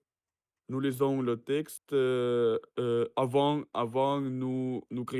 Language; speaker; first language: French; non-native, learner; Russian